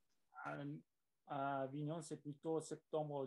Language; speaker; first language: French; non-native, learner; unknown